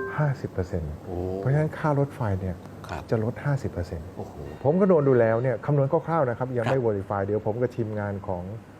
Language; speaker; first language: Thai; native; Thai